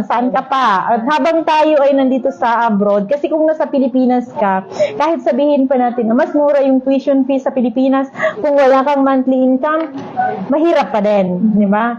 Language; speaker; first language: Filipino; non-native, local second language; Maguindanaon